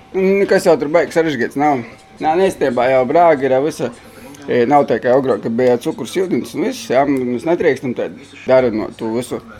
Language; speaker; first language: Latvian; native; Latvian